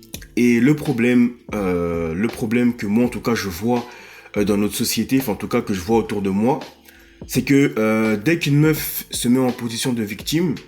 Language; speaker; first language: French; native; French